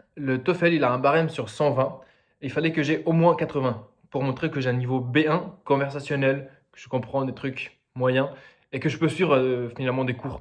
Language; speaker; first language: French; non-native, fluent; Spanish